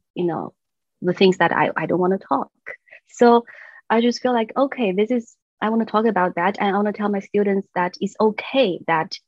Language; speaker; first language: English; non-native, fluent; Chinese